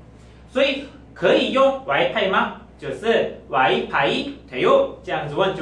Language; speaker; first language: Chinese; non-native, fluent; Korean